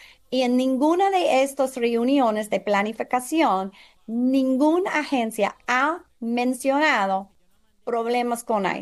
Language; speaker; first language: Spanish; non-native, fluent; English